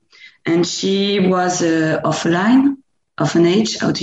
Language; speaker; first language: English; non-native, fluent; French